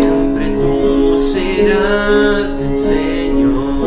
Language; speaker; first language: Spanish; native; Spanish